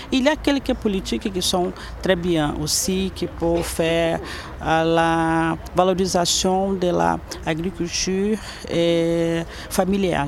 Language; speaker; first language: French; non-native, learner; Portuguese